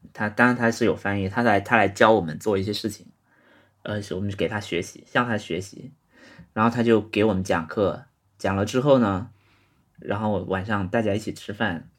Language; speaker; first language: Chinese; non-native, local second language; Hakka Chinese